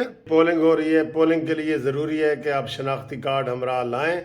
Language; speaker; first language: Urdu; native; Urdu